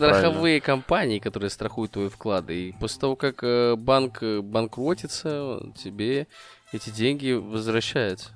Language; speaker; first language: Russian; native; Russian